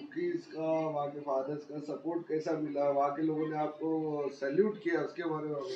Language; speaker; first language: Hindi; native; Hindi